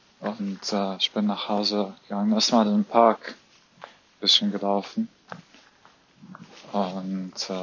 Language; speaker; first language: German; non-native, fluent; Arabic